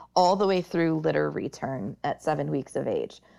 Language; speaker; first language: English; native; English